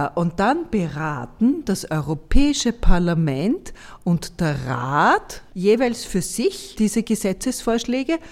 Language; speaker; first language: German; native; German